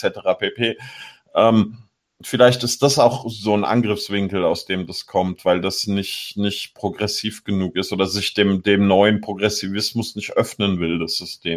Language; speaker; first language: German; native; German